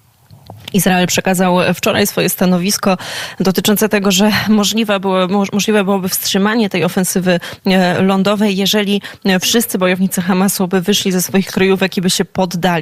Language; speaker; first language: Polish; native; Polish